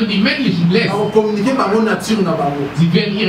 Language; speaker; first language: German; non-native, learner; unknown